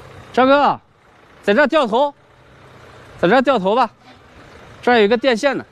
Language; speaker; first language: Chinese; native; Chinese